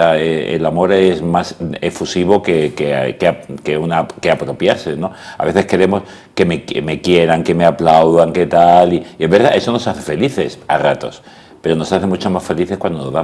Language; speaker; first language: Spanish; native; Spanish